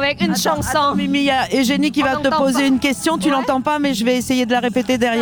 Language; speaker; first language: French; native; French